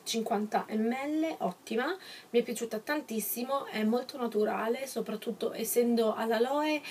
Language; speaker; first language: Italian; native; Italian